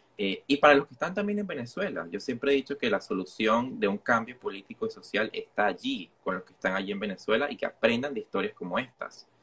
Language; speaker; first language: Spanish; native; Spanish